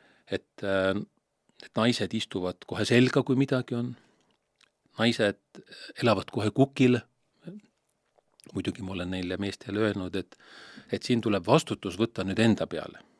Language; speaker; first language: Estonian; native; Estonian